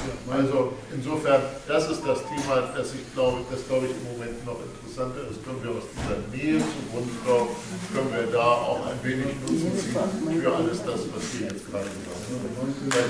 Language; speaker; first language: German; native; German